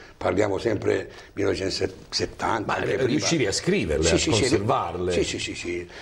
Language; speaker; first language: Italian; native; Italian